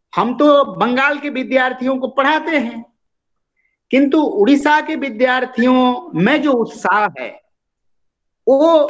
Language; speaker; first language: Hindi; non-native, local second language; Odia